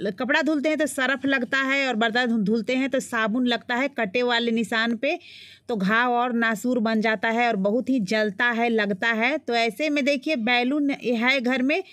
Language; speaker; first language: Hindi; native; Hindi